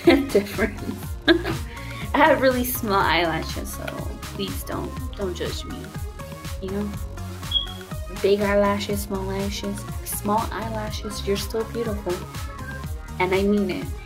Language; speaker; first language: English; early bilingual, other home language; Spanish